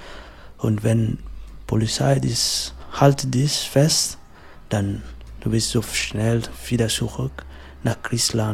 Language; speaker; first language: German; non-native, learner; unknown